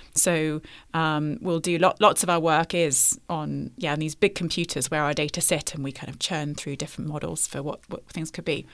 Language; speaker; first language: English; native; English